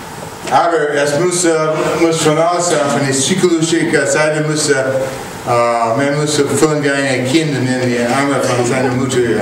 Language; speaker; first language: German; non-native, learner; English